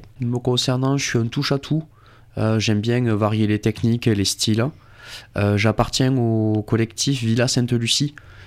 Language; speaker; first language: French; native; French